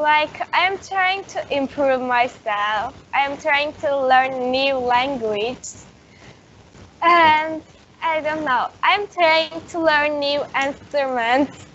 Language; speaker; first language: English; non-native, learner; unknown